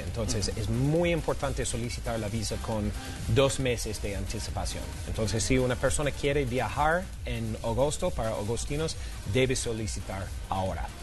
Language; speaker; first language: Spanish; non-native, fluent; English